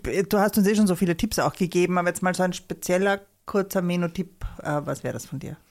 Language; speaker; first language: German; native; German